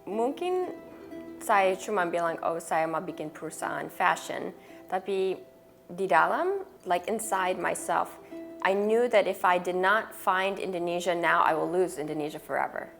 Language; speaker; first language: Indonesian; non-native, learner; English